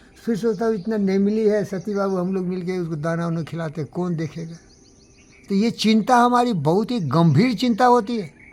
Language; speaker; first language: Hindi; non-native, local second language; Bangla